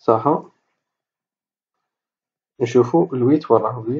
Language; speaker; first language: Arabic; native; Arabic